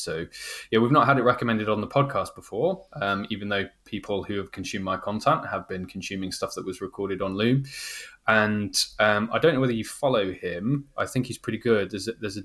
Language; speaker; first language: English; native; English